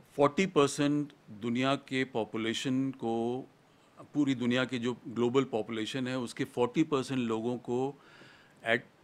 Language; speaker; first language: Hindi; native; Hindi